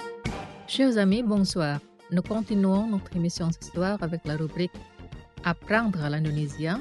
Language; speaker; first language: French; non-native, fluent; Indonesian